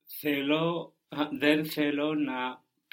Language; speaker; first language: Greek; non-native, learner; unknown